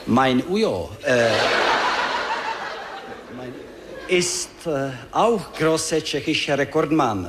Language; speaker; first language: German; non-native, learner; Czech